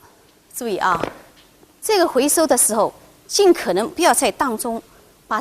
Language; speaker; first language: Chinese; native; Chinese